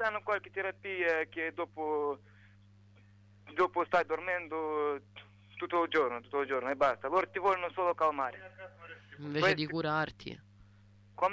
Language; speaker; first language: Italian; non-native, learner; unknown